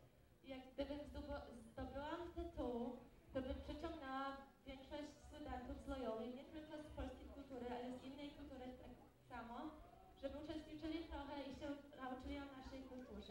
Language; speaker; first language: Polish; early bilingual, heritage; Polish